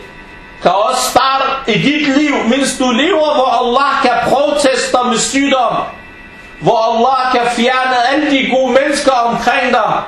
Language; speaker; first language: Danish; early bilingual, other home language; Arabic